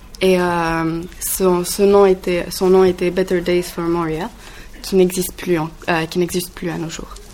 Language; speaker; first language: French; non-native, learner; Greek